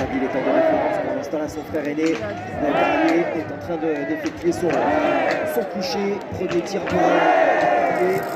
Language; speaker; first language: French; native; French